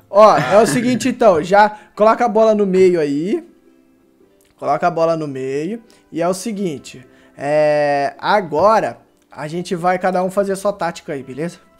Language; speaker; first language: Portuguese; native; Portuguese